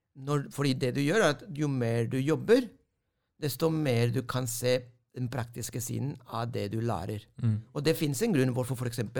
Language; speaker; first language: Norwegian; non-native, fluent; Spanish